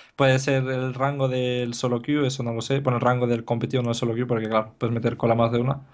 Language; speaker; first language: Spanish; non-native, fluent; Bulgarian